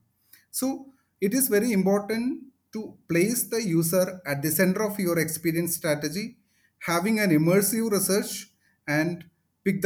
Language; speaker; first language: English; non-native, local second language; Malayalam